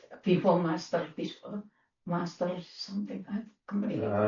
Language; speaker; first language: English; non-native, learner; Indonesian